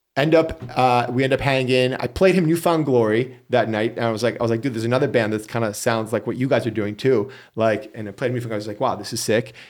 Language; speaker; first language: English; native; English